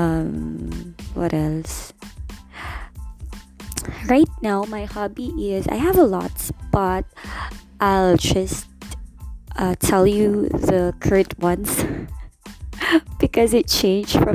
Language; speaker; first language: English; non-native, local second language; Filipino